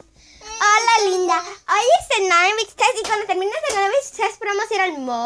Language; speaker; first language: Spanish; early bilingual, heritage; Spanish